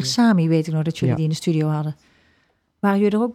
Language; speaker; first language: Dutch; native; Dutch